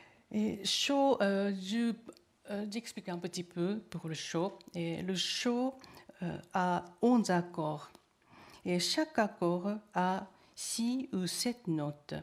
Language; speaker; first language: French; non-native, learner; Japanese